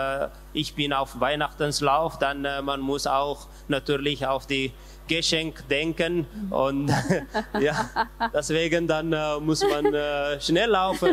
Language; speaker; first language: German; non-native, learner; Tigrinya